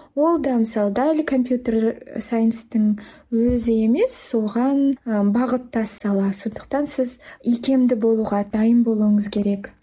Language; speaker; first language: Kazakh; native; Kazakh